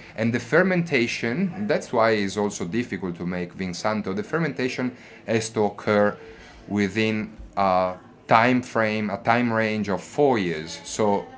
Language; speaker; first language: English; non-native, fluent; Italian